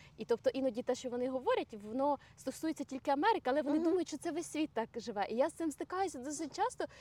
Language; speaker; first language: Ukrainian; native; Ukrainian